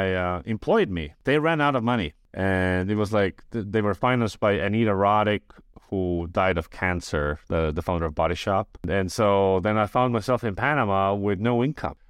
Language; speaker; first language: English; non-native, fluent; Estonian